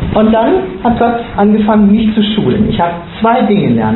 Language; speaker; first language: German; native; German